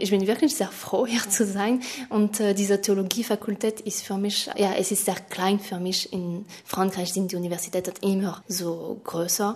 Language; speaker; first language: German; non-native, fluent; French